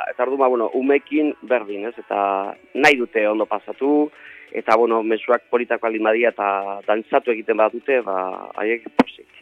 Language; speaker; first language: Basque; non-native, local second language; Spanish